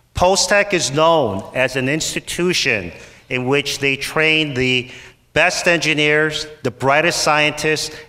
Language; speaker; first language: English; native; English